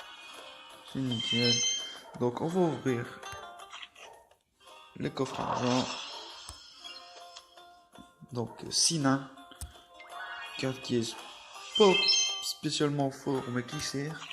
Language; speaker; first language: French; native; French